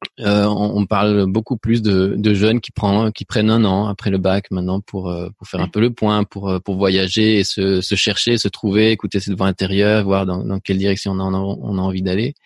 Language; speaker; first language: French; early bilingual, other home language; Spanish